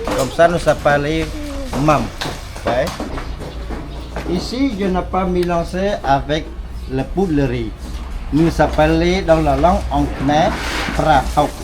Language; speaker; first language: French; non-native, learner; Khmer